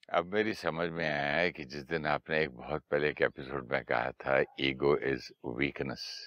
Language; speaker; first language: Hindi; native; Hindi